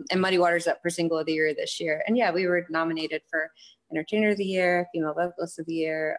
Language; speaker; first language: English; native; English